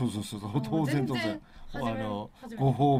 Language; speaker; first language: Japanese; native; Japanese